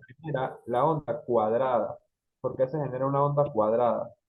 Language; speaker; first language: Spanish; native; Spanish